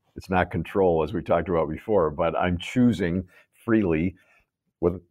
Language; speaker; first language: English; native; English